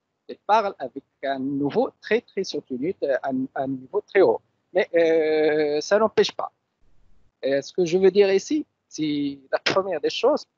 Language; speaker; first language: French; non-native, local second language; Arabic